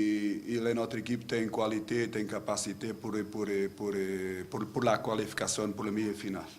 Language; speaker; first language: French; non-native, learner; Portuguese